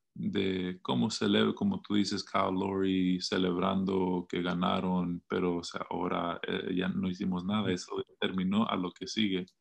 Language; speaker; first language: Spanish; early bilingual, heritage; Spanish